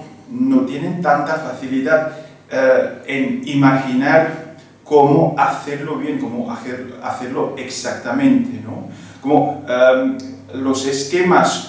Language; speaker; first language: Spanish; non-native, fluent; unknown